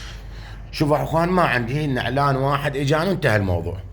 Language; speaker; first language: Arabic; native; Arabic